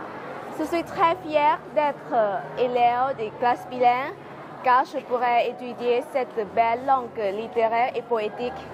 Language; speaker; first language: French; non-native, fluent; Lao